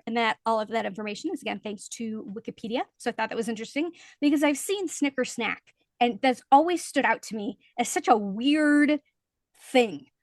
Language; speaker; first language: English; native; English